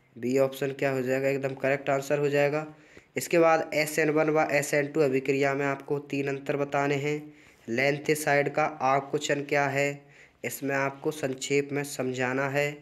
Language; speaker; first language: Hindi; native; Hindi